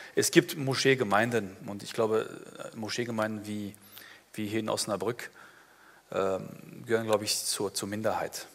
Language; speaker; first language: German; early bilingual, other home language; Turkish